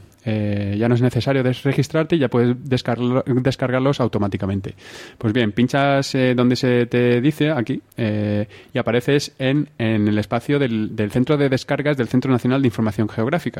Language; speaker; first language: Spanish; native; Spanish